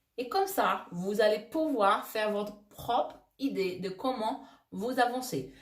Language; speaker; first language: French; non-native, fluent; Portuguese